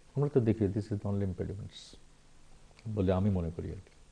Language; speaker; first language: Bangla; native; Bangla